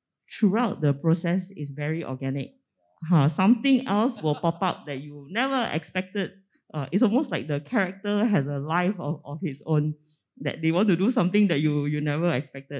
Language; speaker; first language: English; non-native, local second language; Min Nan Chinese